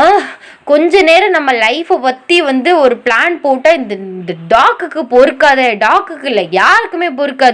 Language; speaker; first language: Tamil; native; Tamil